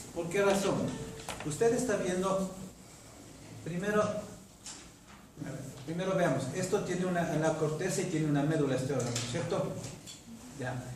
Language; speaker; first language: Spanish; native; Spanish